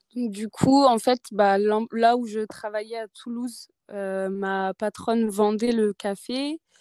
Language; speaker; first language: French; native; French